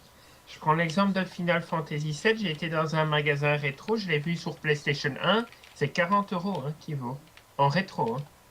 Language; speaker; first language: French; native; French